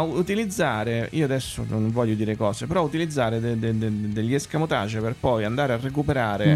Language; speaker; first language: Italian; native; Italian